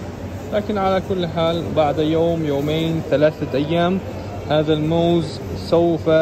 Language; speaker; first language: Arabic; non-native, fluent; Russian